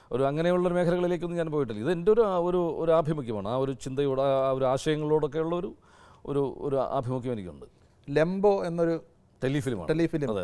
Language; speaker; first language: Malayalam; native; Malayalam